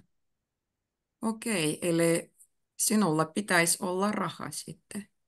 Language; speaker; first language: Finnish; native; Finnish